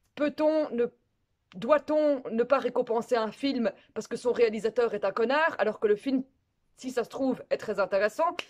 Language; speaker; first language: French; native; French